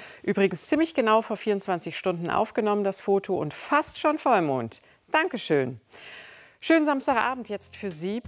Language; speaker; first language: German; native; German